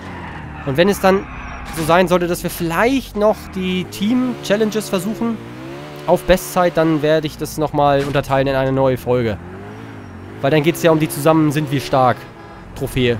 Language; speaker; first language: German; native; German